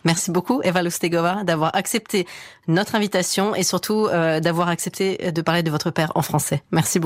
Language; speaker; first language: French; native; French